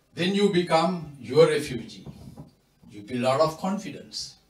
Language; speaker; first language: English; non-native, local second language; Sinhala